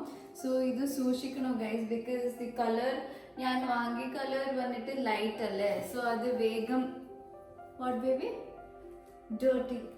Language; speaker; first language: Malayalam; non-native, local second language; Kannada